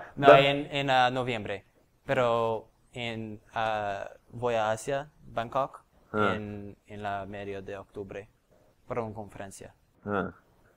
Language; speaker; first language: Spanish; non-native, learner; English